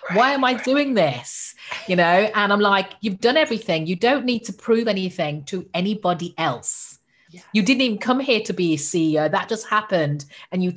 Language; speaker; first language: English; native; English